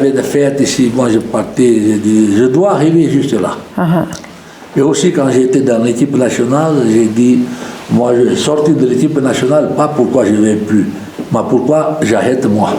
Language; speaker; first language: French; non-native, local second language; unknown